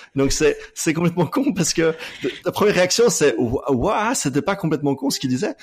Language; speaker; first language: French; native; French